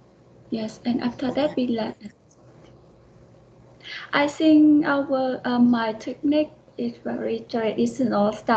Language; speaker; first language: English; non-native, learner; Khmer